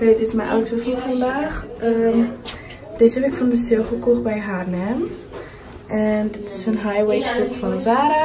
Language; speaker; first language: Dutch; early bilingual, other home language; Persian